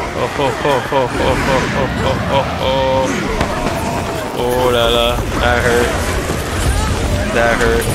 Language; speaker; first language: English; non-native, fluent; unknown